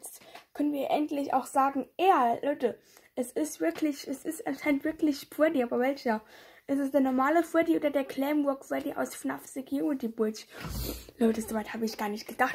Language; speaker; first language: German; native; German